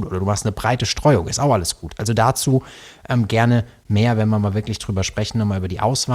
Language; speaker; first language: German; native; German